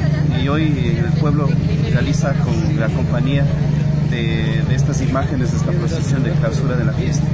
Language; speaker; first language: Spanish; native; Spanish